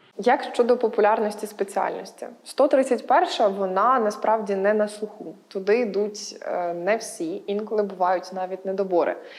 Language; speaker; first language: Ukrainian; native; Ukrainian